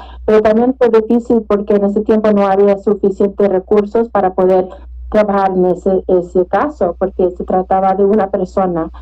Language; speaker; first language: Spanish; early bilingual, heritage; Spanish